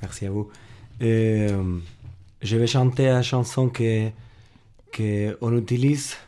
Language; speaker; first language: French; non-native, learner; Spanish